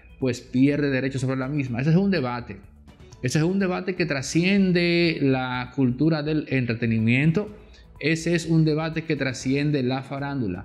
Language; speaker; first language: Spanish; native; Spanish